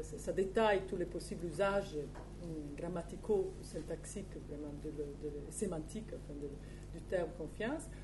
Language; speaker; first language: French; non-native, fluent; Italian